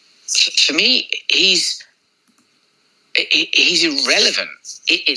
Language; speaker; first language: English; native; English